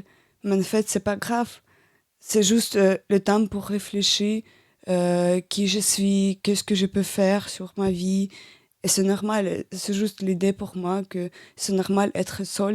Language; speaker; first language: French; non-native, learner; Russian